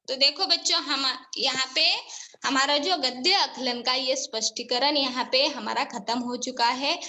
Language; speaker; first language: Hindi; non-native, local second language; Marathi